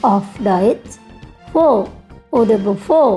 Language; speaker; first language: German; non-native, fluent; Indonesian